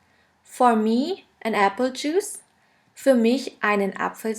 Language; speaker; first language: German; non-native, fluent; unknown